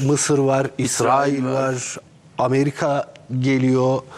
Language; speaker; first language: Turkish; native; Turkish